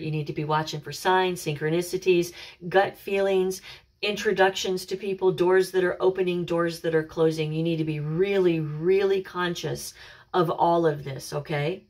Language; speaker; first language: English; native; English